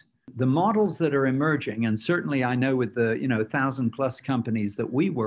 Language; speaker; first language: English; native; English